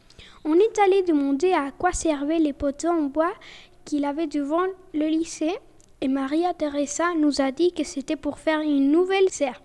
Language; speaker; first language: French; non-native, learner; Spanish